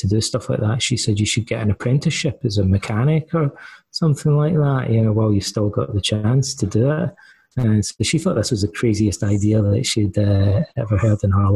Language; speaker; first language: English; native; English